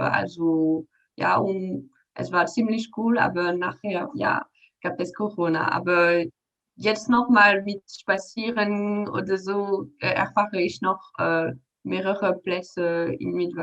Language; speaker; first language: German; non-native, learner; French